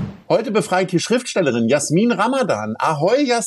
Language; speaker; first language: German; native; German